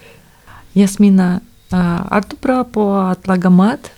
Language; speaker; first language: Swedish; non-native, fluent; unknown